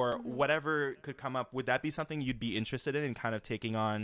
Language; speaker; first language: English; non-native, fluent; French